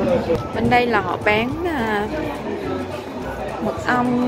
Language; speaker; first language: Vietnamese; native; Vietnamese